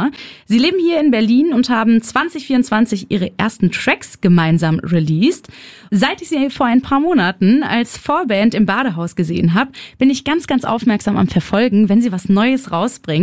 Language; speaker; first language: German; native; German